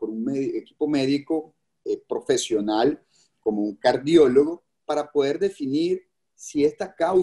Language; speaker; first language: Spanish; native; Spanish